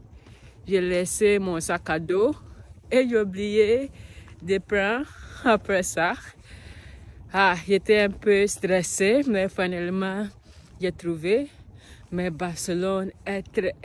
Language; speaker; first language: French; non-native, learner; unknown